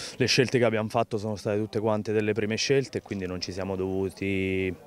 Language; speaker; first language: Italian; native; Italian